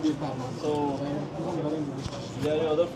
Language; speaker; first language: English; non-native, local second language; Hindi